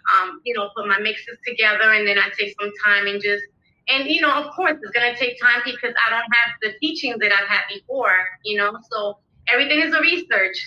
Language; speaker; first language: English; early bilingual, other home language; Spanish